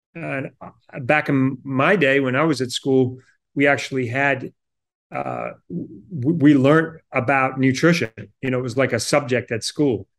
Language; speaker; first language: English; native; English